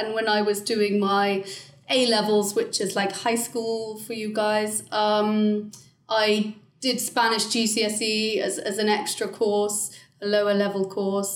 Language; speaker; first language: English; native; English